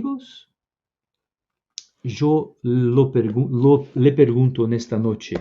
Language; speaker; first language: Spanish; non-native, fluent; Portuguese